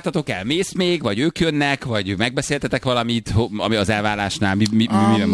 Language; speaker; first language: Hungarian; native; Hungarian